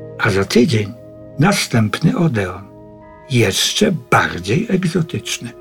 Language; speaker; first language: Polish; native; Polish